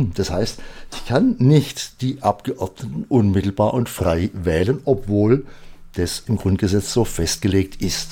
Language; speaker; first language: German; native; German